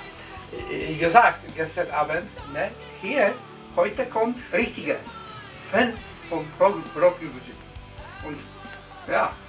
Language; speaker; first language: German; non-native, learner; Polish